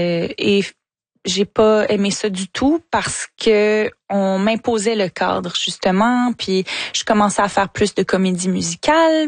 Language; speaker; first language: French; native; French